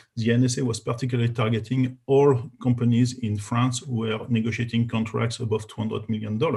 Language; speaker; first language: English; non-native, fluent; French